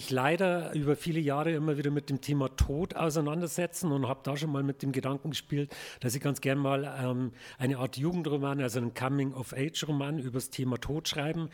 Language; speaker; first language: German; native; German